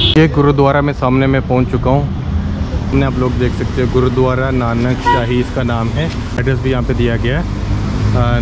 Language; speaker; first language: Hindi; native; Hindi